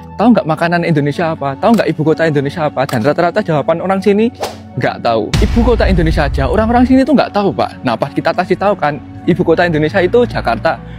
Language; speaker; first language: Indonesian; native; Indonesian